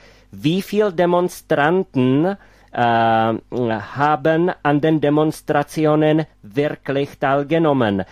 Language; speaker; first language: German; non-native, fluent; Czech